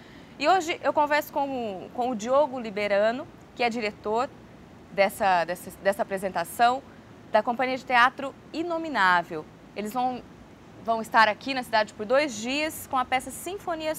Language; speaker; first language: Portuguese; native; Portuguese